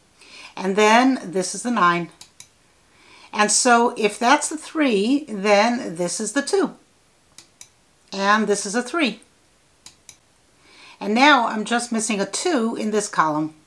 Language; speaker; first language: English; native; English